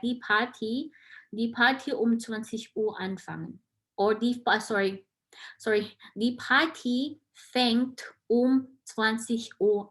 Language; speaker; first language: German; non-native, fluent; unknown